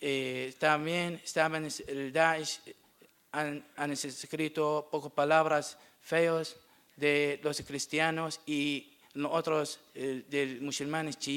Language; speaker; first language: Spanish; non-native, learner; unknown